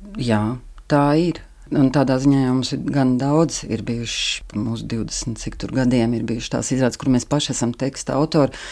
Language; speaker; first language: Latvian; native; Latvian